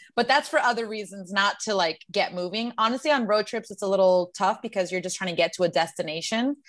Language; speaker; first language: English; native; English